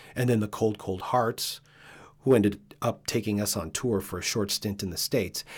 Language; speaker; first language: English; native; English